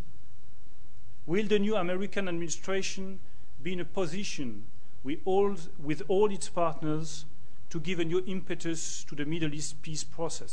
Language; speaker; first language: English; non-native, fluent; French